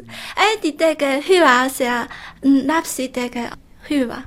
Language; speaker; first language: Finnish; non-native, learner; Chinese